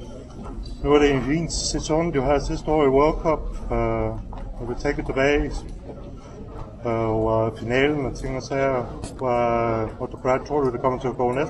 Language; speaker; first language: Danish; native; Danish